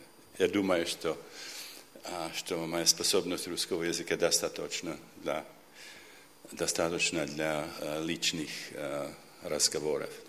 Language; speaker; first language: Russian; non-native, learner; Czech